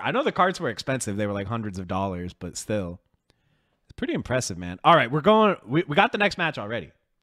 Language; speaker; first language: English; native; English